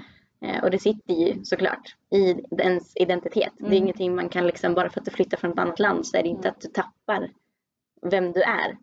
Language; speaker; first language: Swedish; native; Swedish